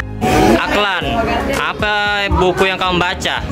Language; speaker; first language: Indonesian; native; Indonesian